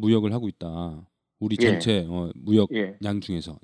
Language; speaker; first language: Korean; native; Korean